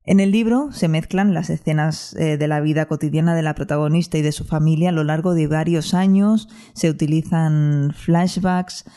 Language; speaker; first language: Spanish; non-native, local second language; Catalan